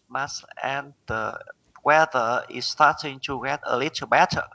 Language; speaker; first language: English; non-native, learner; Vietnamese